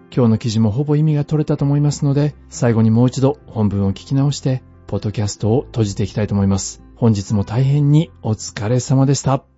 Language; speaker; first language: Japanese; native; Japanese